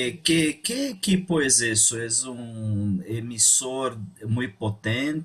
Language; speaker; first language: Spanish; non-native, learner; Portuguese